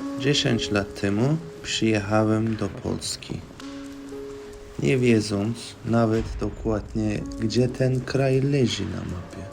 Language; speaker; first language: Polish; non-native, fluent; Turkish